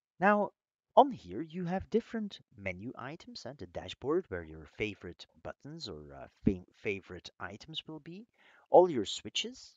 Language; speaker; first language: English; non-native, fluent; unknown